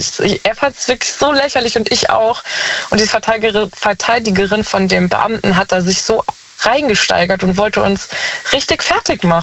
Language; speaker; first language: German; native; German